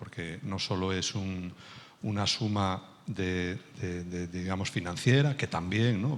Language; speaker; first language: Spanish; native; Spanish